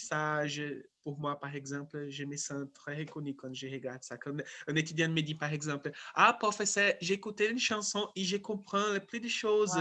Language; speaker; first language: French; non-native, fluent; Portuguese